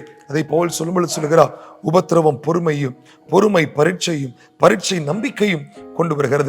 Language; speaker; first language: Tamil; native; Tamil